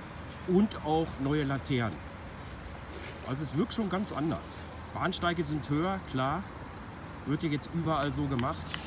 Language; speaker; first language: German; native; German